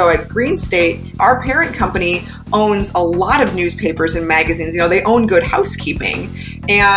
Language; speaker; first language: English; native; English